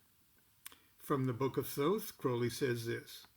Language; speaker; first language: English; native; English